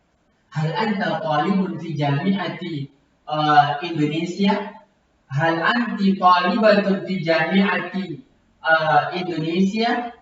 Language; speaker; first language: Arabic; non-native, fluent; Indonesian